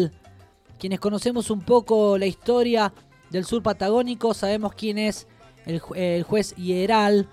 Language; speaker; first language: Spanish; native; Spanish